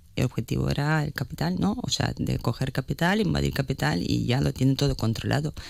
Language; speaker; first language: Spanish; non-native, fluent; Ukrainian